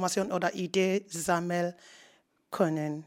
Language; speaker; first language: German; non-native, learner; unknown